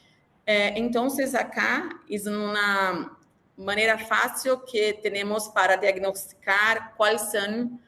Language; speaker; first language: Spanish; non-native, learner; Portuguese